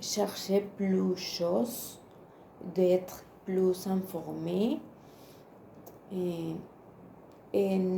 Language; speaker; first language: French; non-native, learner; Spanish